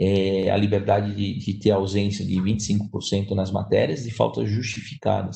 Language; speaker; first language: Portuguese; native; Portuguese